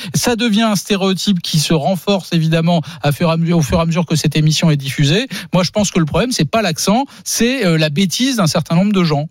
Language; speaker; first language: French; native; French